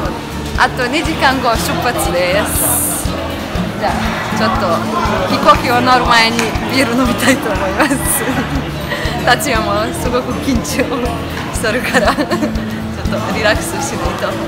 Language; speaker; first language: Japanese; non-native, fluent; Serbian